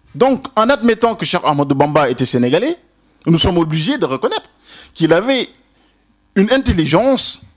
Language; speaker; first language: French; non-native, local second language; Wolof